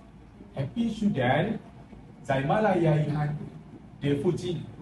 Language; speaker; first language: Chinese; non-native, learner; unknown